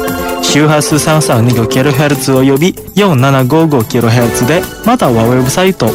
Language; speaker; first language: Japanese; non-native, fluent; Indonesian